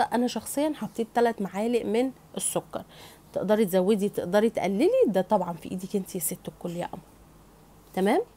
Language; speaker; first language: Arabic; native; Arabic